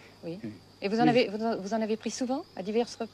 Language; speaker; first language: French; native; French